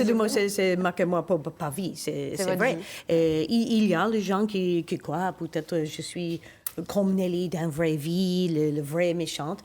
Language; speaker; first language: French; non-native, learner; English